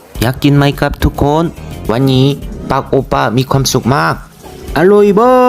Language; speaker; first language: Thai; non-native, fluent; Korean